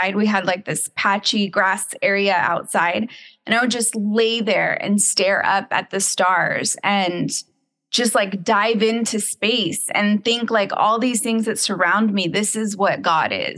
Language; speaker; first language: English; native; English